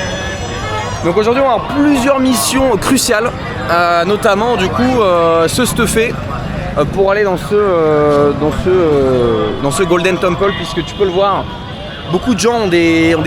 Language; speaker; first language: French; native; French